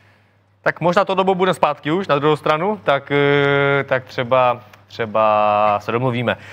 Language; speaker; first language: Czech; native; Czech